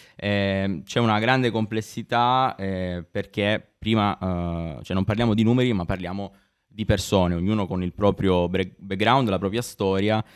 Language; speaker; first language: Italian; native; Italian